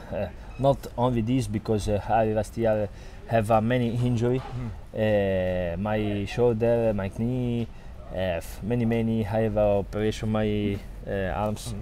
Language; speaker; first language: English; non-native, learner; Italian